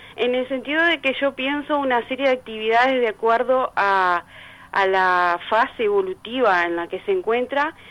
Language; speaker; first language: Spanish; native; Spanish